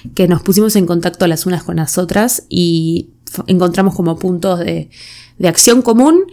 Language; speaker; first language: Spanish; native; Spanish